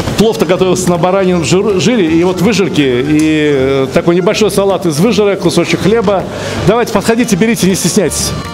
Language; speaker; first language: Russian; native; Russian